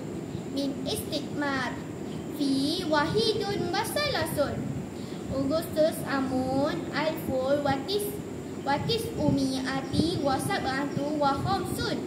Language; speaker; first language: Arabic; non-native, learner; Malay